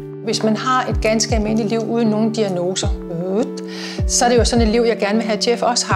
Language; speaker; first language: Danish; native; Danish